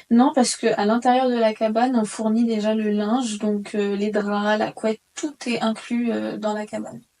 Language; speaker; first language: French; native; French